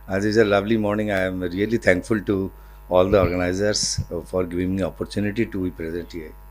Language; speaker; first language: English; non-native, local second language; Bangla